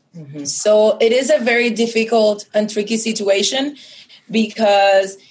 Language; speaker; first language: English; non-native, fluent; Spanish